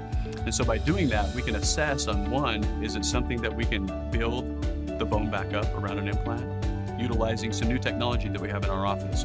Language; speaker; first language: English; native; English